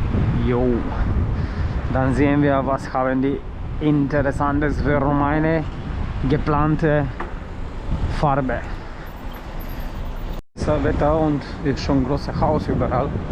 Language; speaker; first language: German; non-native, learner; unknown